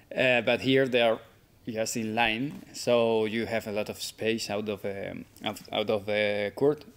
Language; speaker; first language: English; non-native, fluent; Spanish